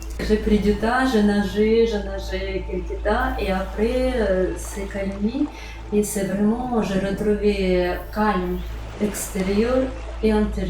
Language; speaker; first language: French; non-native, learner; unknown